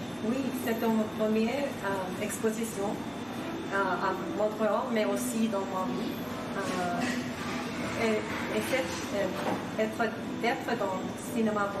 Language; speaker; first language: French; non-native, fluent; Swedish